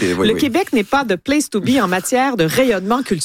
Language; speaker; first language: French; native; French